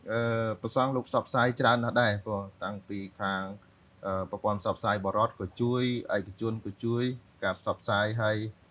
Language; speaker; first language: Khmer; native; Khmer